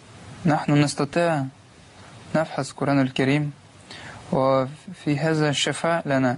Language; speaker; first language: Arabic; non-native, learner; Russian